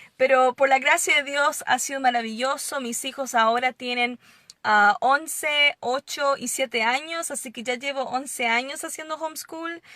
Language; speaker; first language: Spanish; non-native, fluent; English